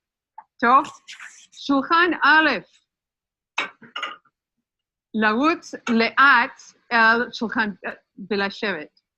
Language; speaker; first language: Hebrew; non-native, fluent; English